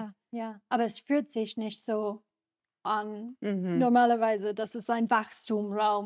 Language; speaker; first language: German; non-native, learner; English